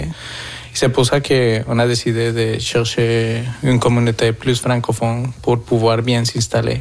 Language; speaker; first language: French; non-native, fluent; Spanish